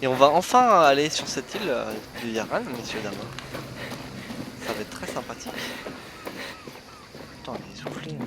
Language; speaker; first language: French; native; French